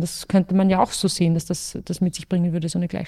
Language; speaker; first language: German; native; German